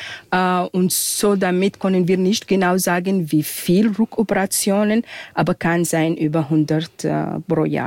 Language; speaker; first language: German; non-native, fluent; Arabic